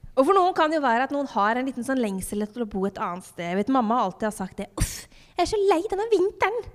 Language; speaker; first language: Norwegian; native; Norwegian